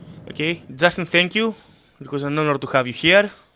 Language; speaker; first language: English; non-native, learner; Greek